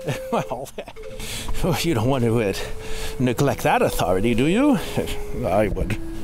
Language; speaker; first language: English; native; English